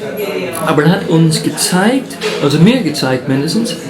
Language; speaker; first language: German; non-native, fluent; English